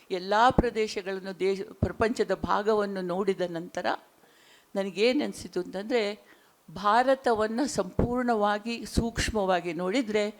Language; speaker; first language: Kannada; non-native, local second language; Konkani